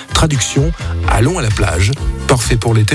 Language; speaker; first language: French; native; French